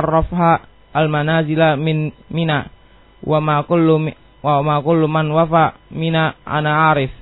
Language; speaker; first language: Arabic; non-native, learner; Indonesian